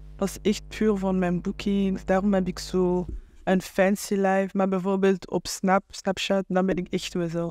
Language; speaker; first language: Dutch; non-native, local second language; French